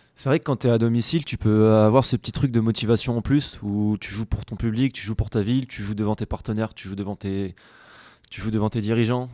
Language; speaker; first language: French; native; French